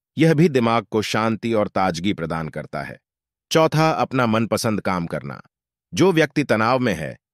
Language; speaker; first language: Hindi; native; Hindi